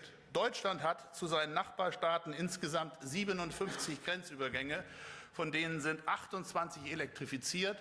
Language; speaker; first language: German; native; German